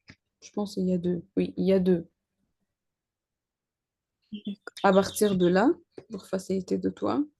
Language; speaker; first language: French; non-native, learner; Arabic